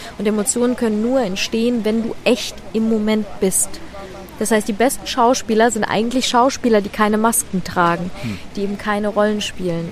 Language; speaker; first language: German; early bilingual, other home language; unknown